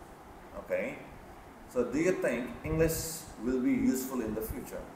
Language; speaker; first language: English; non-native, fluent; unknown